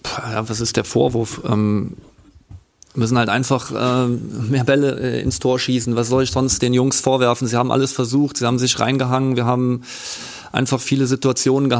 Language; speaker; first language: German; native; German